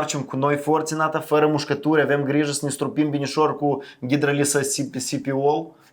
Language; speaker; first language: Romanian; native; Romanian